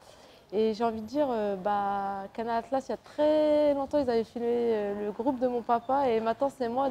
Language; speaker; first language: French; early bilingual, other home language; Arabic